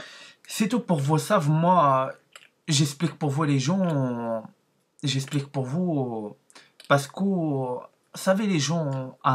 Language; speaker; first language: French; non-native, learner; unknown